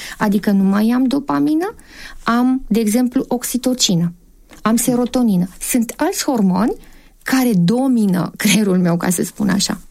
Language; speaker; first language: Romanian; native; Romanian